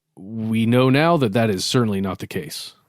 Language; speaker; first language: English; native; English